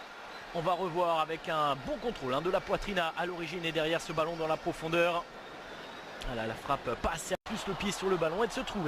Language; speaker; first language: French; native; French